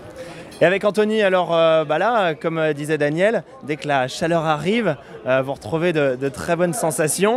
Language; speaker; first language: French; native; French